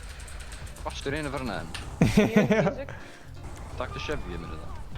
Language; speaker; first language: Icelandic; native; Icelandic